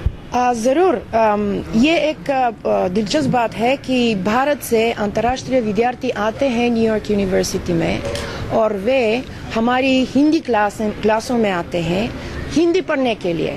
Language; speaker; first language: Hindi; non-native, fluent; Bulgarian